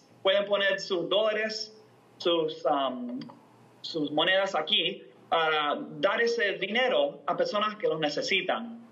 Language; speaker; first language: Spanish; non-native, fluent; English